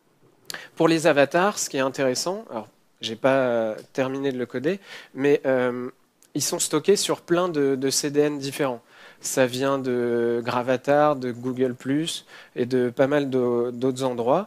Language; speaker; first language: French; native; French